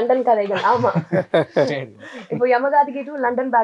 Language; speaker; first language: Tamil; non-native, learner; Telugu